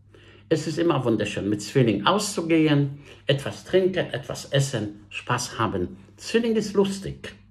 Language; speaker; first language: German; non-native, fluent; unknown